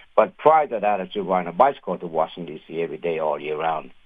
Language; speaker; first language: English; non-native, fluent; Khmer